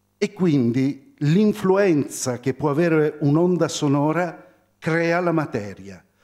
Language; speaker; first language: Italian; native; Italian